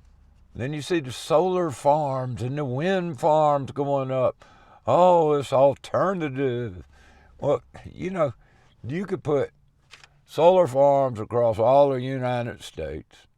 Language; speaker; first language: English; native; English